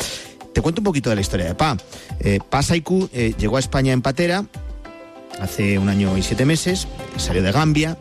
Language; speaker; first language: Spanish; native; Spanish